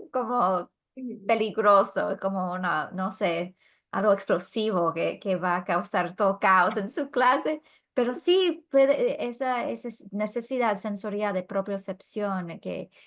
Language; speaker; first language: Spanish; non-native, fluent; English